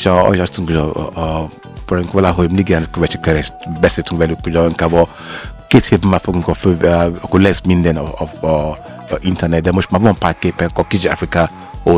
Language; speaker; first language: Hungarian; non-native, learner; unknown